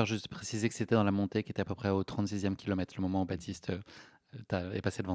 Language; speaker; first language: French; native; French